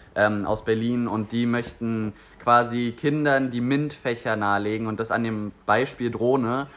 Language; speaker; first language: German; native; German